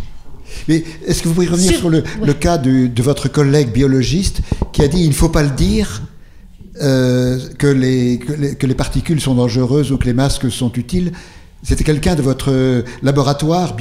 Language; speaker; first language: French; native; French